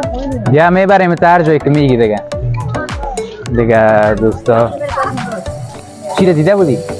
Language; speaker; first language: Persian; native; Persian